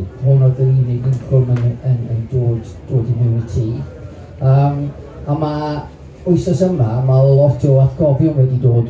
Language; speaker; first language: Welsh; non-native, local second language; English